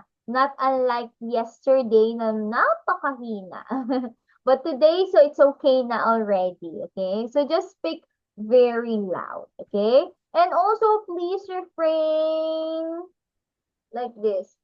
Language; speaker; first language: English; non-native, local second language; Filipino